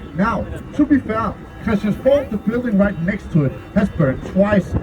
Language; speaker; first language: English; non-native, fluent; Danish